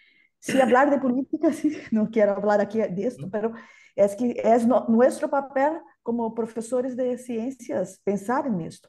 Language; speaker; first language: Spanish; non-native, learner; Portuguese